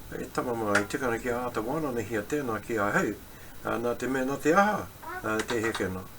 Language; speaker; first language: Māori; non-native, local second language; English